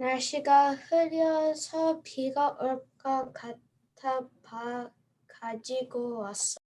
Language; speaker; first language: Korean; non-native, learner; English